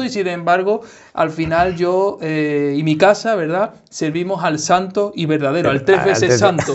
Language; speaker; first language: Spanish; native; Spanish